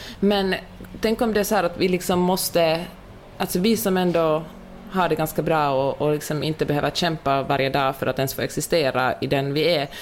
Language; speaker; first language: Swedish; native; Swedish